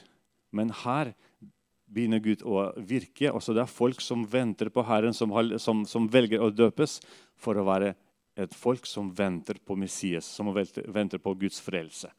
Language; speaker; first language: Norwegian; non-native, fluent; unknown